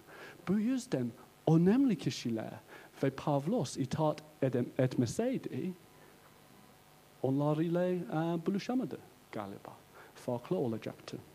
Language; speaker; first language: Turkish; non-native, learner; English